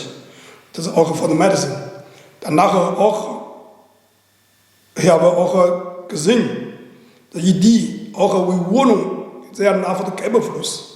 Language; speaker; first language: German; non-native, learner; Chinese